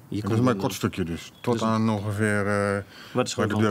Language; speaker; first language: Dutch; native; Dutch